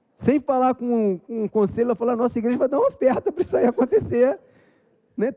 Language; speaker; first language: Portuguese; native; Portuguese